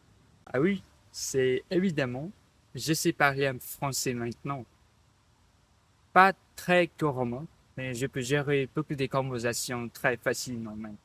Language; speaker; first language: French; non-native, learner; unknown